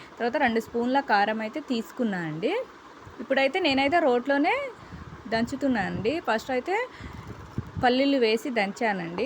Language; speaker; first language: Telugu; non-native, local second language; Lambadi